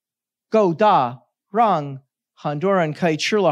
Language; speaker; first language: Chinese; non-native, fluent; English